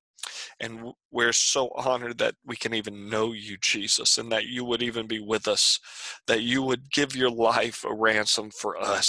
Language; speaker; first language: English; native; English